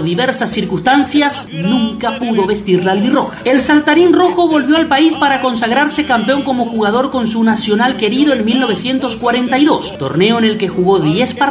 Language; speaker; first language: Spanish; native; Spanish